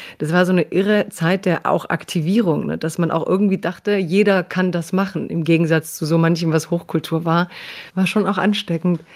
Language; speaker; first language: German; early bilingual, other home language; Croatian